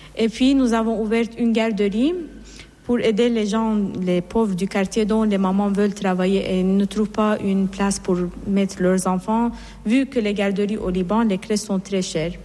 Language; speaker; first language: French; non-native, fluent; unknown